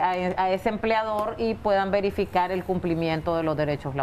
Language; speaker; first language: Spanish; native; Spanish